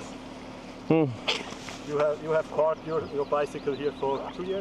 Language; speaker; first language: English; non-native, learner; Norwegian